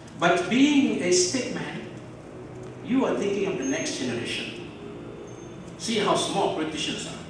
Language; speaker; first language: English; non-native, local second language; Malay